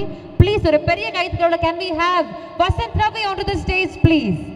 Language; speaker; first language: Tamil; native; Tamil